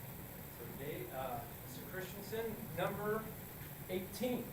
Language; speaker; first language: English; native; English